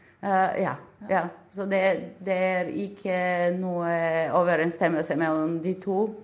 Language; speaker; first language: Norwegian; non-native, fluent; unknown